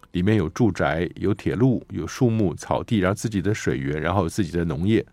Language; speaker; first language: Chinese; native; Chinese